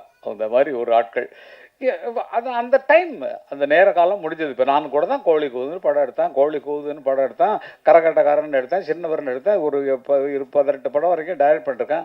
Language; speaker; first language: Tamil; native; Tamil